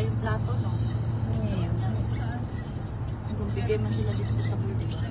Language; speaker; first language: Filipino; non-native, local second language; Cebuano